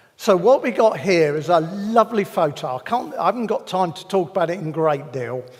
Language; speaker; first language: English; native; English